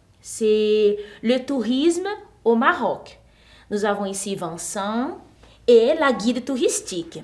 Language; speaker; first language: French; non-native, fluent; Portuguese